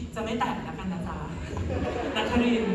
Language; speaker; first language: Thai; native; Thai